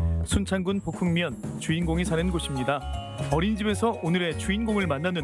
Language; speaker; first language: Korean; native; Korean